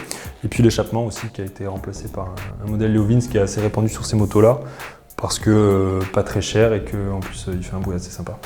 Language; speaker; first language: French; native; French